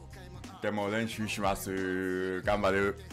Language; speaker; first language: Japanese; non-native, learner; English